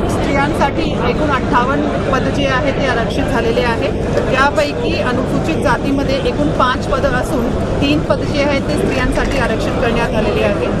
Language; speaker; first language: Marathi; native; Marathi